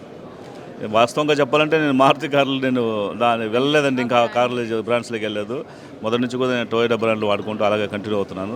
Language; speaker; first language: Telugu; native; Telugu